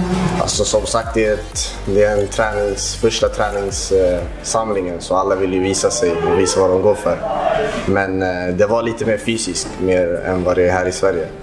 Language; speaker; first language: Swedish; early bilingual, other home language; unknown